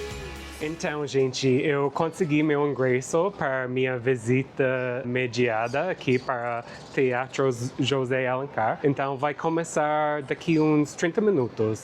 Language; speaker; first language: Portuguese; non-native, fluent; English